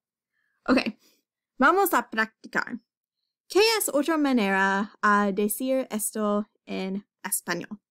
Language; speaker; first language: Spanish; non-native, fluent; English